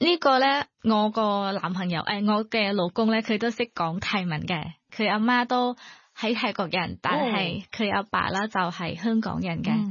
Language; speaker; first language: Cantonese; non-native, learner; Thai